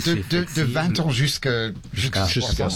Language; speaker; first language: French; early bilingual, heritage; English